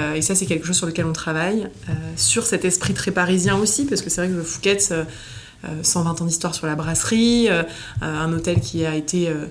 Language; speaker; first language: French; native; French